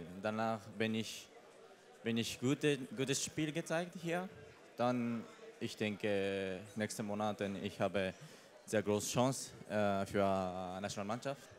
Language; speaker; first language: German; non-native, learner; Japanese